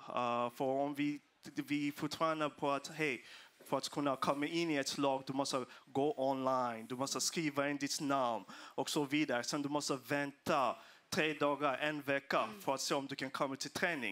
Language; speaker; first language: Swedish; non-native, fluent; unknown